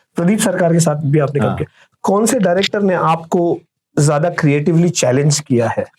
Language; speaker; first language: Hindi; native; Hindi